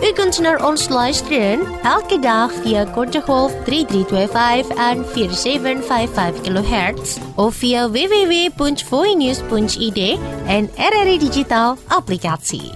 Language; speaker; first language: Dutch; non-native, fluent; Indonesian